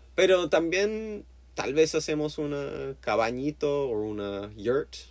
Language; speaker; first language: Spanish; non-native, learner; English